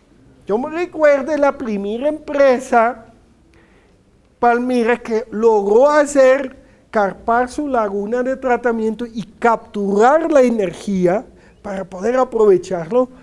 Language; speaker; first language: Spanish; non-native, fluent; Dutch